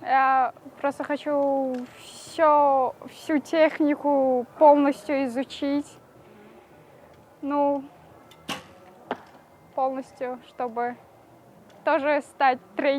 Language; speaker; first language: Russian; non-native, local second language; Tajik